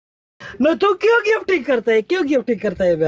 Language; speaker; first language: Hindi; non-native, learner; Pashto